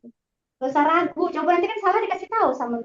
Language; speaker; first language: Indonesian; native; Indonesian